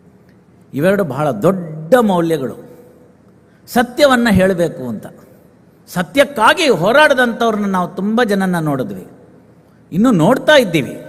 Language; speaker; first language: Kannada; native; Kannada